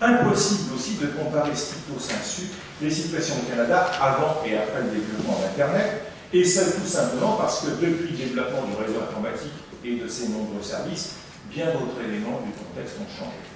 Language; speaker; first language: French; native; French